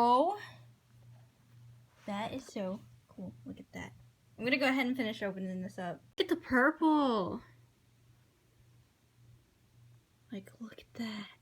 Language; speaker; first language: English; native; English